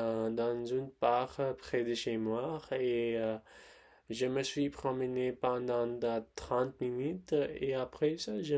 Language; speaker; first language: French; non-native, learner; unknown